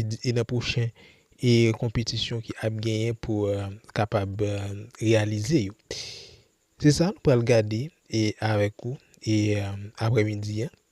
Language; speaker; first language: French; non-native, local second language; Haitian Creole